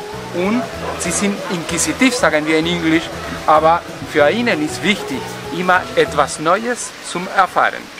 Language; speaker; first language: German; non-native, learner; Spanish